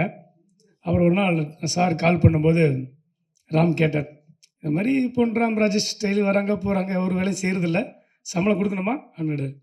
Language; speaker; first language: Tamil; native; Tamil